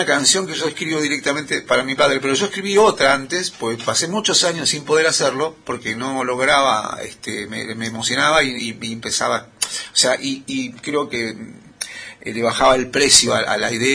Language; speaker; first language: Spanish; native; Spanish